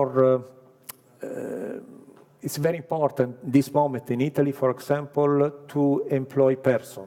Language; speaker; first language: English; non-native, learner; Italian